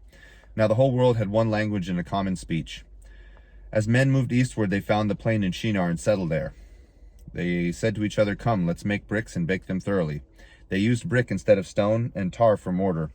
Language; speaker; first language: English; native; English